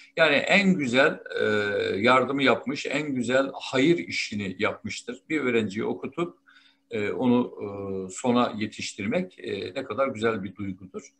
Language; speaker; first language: Turkish; native; Turkish